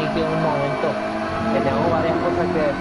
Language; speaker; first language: Spanish; native; Spanish